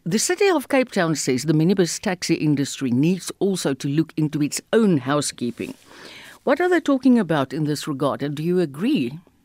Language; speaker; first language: English; non-native, local second language; Afrikaans